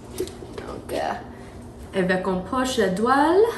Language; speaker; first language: French; non-native, learner; English